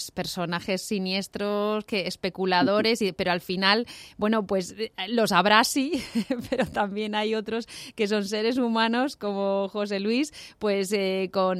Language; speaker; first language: Spanish; native; Spanish